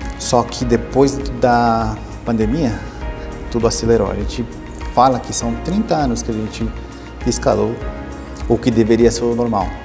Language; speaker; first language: Portuguese; early bilingual, other home language; Spanish